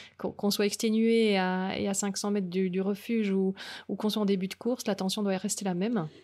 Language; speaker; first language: French; native; French